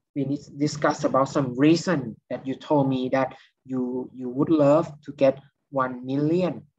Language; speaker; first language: English; non-native, fluent; Thai